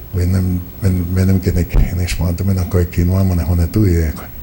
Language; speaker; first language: English; early bilingual, other home language; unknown